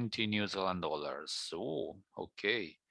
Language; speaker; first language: English; non-native, learner; Spanish